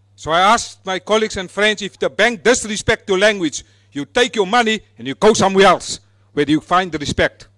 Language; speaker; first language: English; non-native, local second language; Afrikaans